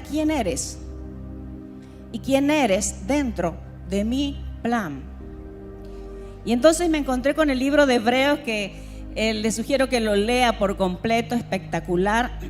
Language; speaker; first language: Spanish; native; Spanish